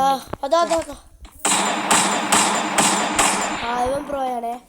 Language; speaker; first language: Malayalam; native; Malayalam